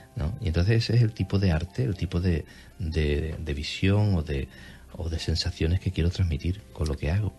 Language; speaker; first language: Spanish; native; Spanish